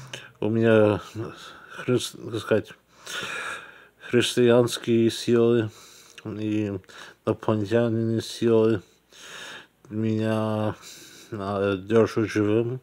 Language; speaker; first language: Russian; early bilingual, heritage; Russian